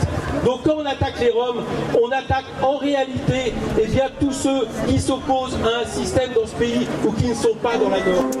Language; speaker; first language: French; native; French